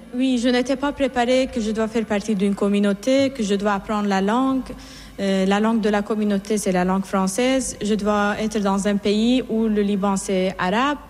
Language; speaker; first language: French; non-native, fluent; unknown